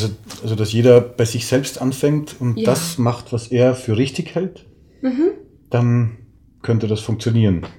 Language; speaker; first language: German; native; German